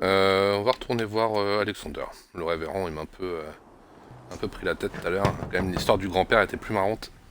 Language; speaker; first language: French; native; French